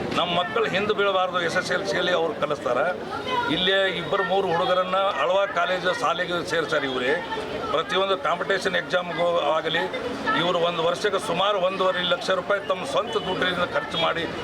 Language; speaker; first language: Kannada; non-native, local second language; Lambadi